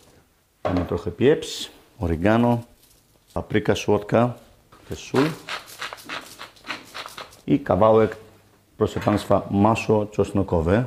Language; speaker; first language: Polish; non-native, learner; Greek